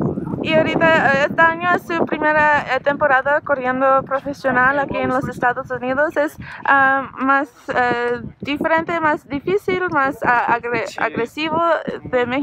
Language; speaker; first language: Spanish; non-native, learner; English